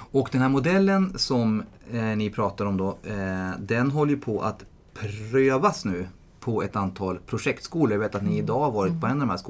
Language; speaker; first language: Swedish; native; Swedish